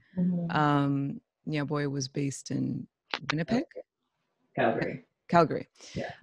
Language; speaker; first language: English; native; English